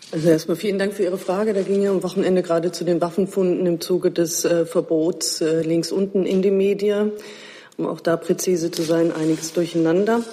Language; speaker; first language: German; native; German